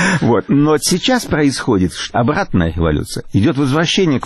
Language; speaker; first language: Russian; native; Russian